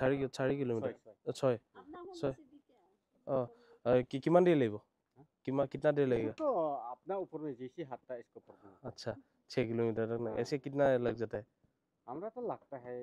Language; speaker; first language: Hindi; non-native, local second language; Assamese